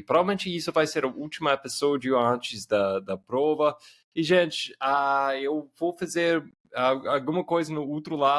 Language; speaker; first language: Portuguese; non-native, fluent; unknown